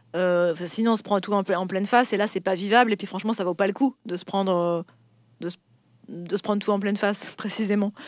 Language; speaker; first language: French; native; French